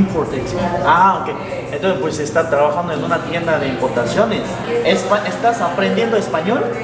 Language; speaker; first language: Spanish; non-native, fluent; Korean